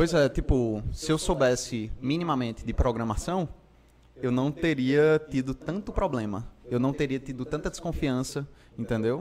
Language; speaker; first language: Portuguese; native; Portuguese